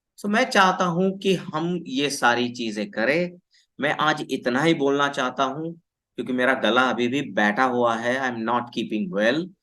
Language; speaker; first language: Hindi; non-native, local second language; Marathi